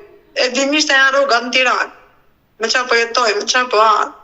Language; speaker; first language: Albanian; native; Albanian